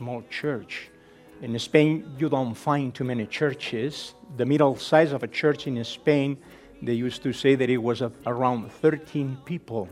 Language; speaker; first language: English; non-native, fluent; Spanish